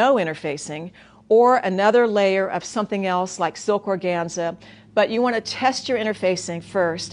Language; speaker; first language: English; native; English